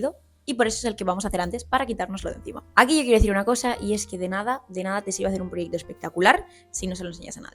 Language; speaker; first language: Spanish; native; Spanish